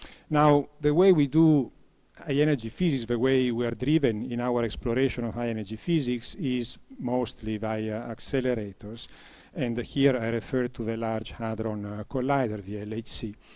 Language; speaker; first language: English; non-native, fluent; Italian